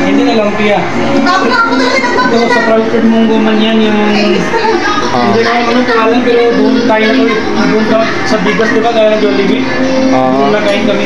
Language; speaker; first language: Filipino; non-native, learner; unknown